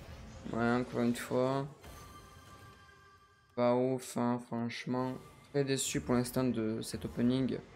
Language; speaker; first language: French; native; French